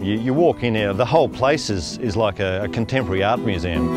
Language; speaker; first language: English; native; English